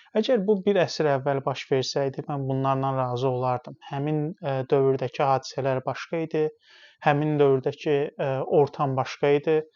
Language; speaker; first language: Azerbaijani; non-native, local second language; Talysh